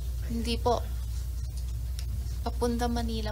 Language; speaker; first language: Filipino; non-native, learner; Chinese